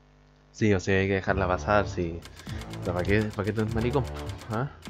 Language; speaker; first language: Spanish; native; Spanish